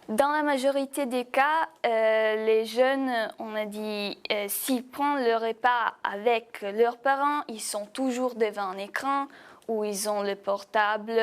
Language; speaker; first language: French; non-native, fluent; Italian